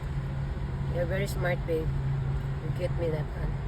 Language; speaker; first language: English; non-native, local second language; Cebuano